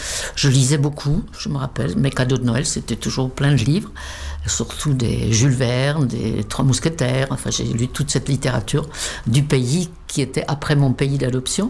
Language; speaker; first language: French; non-native, fluent; Czech